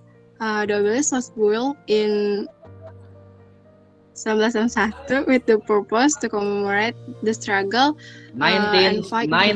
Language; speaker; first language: English; non-native, learner; Indonesian